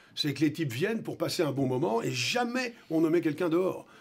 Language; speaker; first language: French; native; French